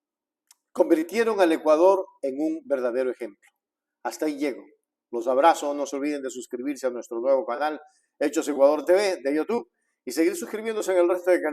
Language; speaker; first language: Spanish; native; Spanish